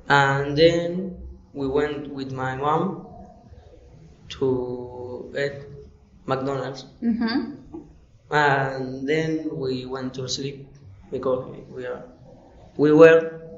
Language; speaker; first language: English; non-native, learner; Spanish